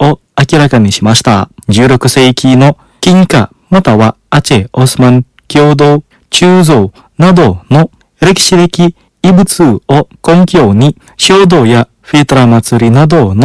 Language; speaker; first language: Japanese; non-native, fluent; Indonesian